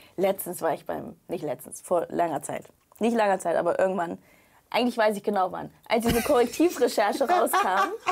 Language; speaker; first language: German; native; German